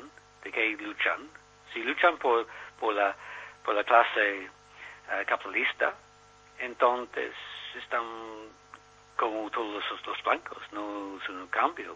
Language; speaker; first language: Spanish; non-native, learner; English